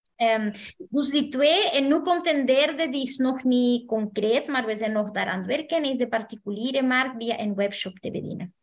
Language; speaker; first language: Dutch; non-native, fluent; Spanish